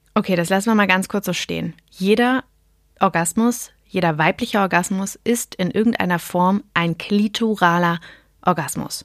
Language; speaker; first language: German; native; German